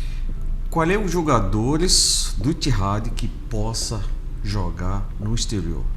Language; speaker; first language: Portuguese; non-native, fluent; Arabic